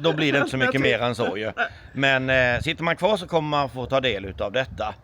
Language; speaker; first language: Swedish; native; Swedish